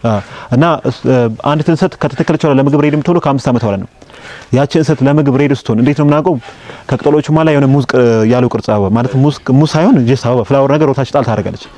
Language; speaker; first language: Amharic; non-native, local second language; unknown